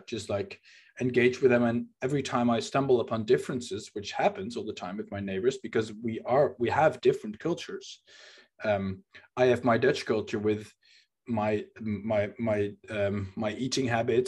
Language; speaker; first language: English; non-native, fluent; Dutch